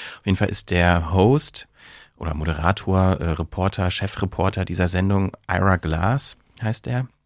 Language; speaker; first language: German; native; German